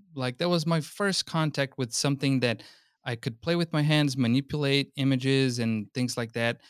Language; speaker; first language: English; non-native, fluent; Portuguese